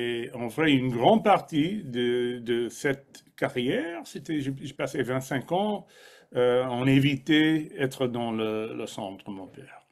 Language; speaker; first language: French; non-native, fluent; English